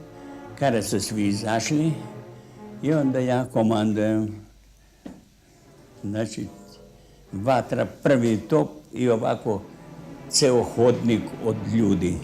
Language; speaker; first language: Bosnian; non-native, fluent; Russian